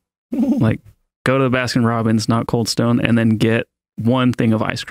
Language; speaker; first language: English; native; English